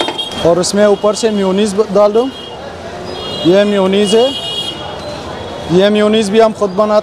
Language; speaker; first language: Hindi; non-native, learner; Persian